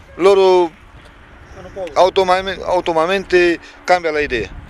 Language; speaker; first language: Italian; non-native, learner; Romanian